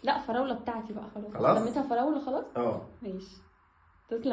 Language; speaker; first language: Arabic; native; Arabic